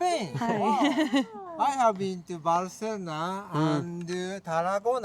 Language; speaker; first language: English; non-native, learner; Japanese